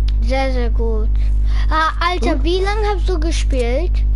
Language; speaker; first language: German; non-native, learner; English